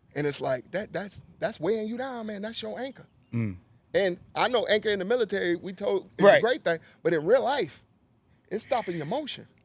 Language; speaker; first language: English; native; English